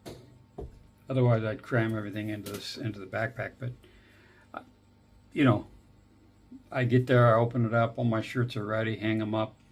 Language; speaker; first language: English; native; English